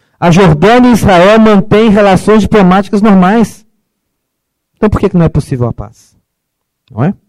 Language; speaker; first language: Portuguese; early bilingual, other home language; Arabic